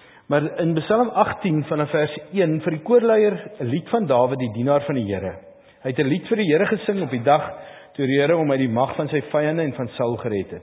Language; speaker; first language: Afrikaans; native; Afrikaans